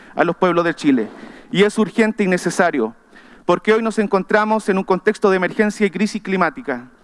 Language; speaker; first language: Spanish; native; Spanish